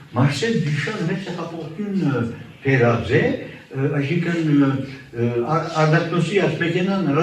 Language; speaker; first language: Armenian; early bilingual, heritage; Armenian